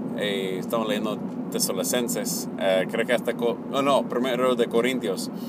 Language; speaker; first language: Spanish; non-native, fluent; English